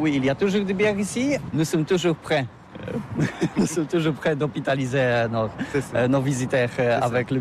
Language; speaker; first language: French; non-native, learner; Polish